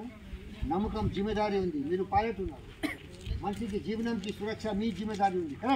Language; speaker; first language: Telugu; non-native, learner; Hindi